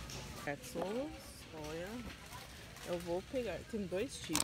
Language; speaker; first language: Portuguese; non-native, learner; English